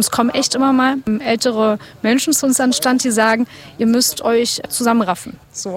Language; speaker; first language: German; native; German